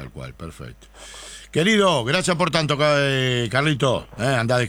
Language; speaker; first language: Spanish; native; Spanish